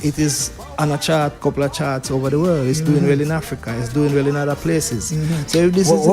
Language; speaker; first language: English; native; English